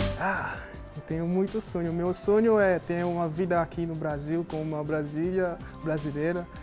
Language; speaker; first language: Portuguese; non-native, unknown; Haitian Creole